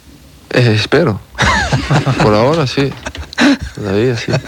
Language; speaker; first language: Spanish; non-native, learner; French